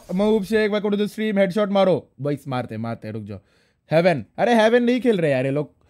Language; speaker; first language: Hindi; non-native, local second language; Marathi